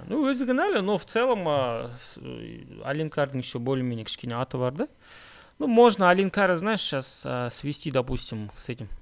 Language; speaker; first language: Russian; non-native, local second language; Kazakh